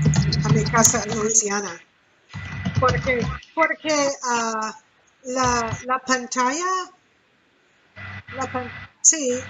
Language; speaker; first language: Spanish; non-native, learner; English